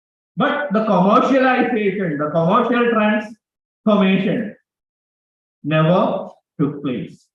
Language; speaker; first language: English; non-native, local second language; Malayalam